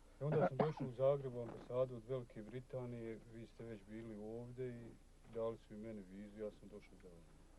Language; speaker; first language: Bosnian; native; Bosnian